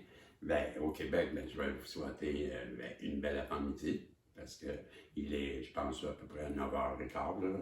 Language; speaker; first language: French; native; French